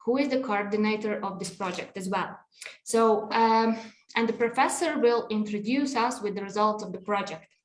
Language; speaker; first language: English; non-native, fluent; Latvian